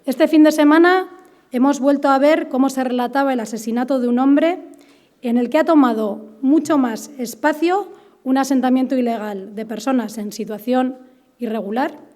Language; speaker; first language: Spanish; native; Spanish